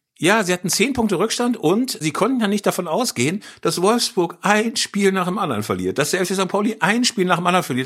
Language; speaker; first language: German; native; German